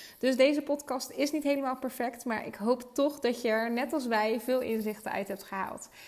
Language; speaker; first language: Dutch; native; Dutch